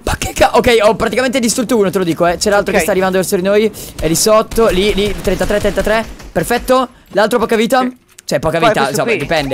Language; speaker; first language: Italian; native; Italian